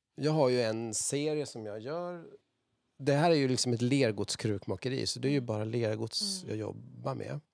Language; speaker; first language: Swedish; native; Swedish